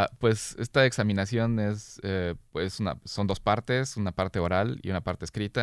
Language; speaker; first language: Spanish; native; Spanish